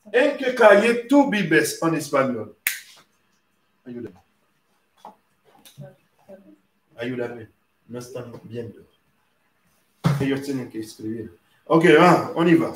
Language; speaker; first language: Spanish; non-native, learner; Haitian Creole